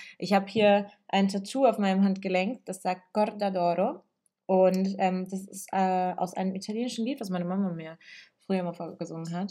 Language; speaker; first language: German; early bilingual, other home language; Italian